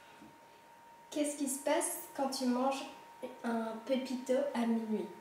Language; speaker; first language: French; native; French